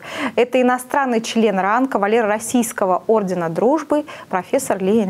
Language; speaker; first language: Russian; native; Russian